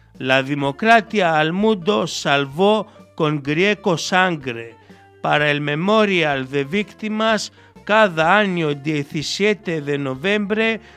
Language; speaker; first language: Spanish; non-native, learner; Greek